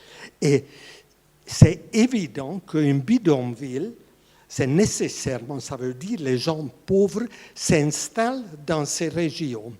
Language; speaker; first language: French; non-native, fluent; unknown